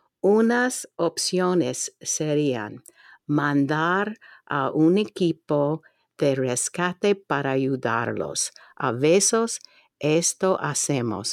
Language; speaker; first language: Spanish; non-native, fluent; English